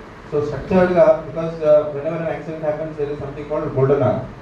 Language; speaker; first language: English; non-native, local second language; Telugu